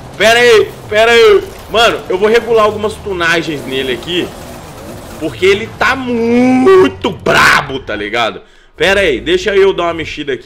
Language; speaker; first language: Portuguese; native; Portuguese